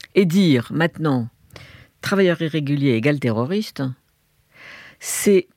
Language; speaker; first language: French; native; French